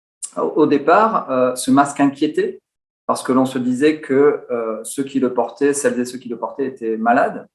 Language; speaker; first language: French; native; French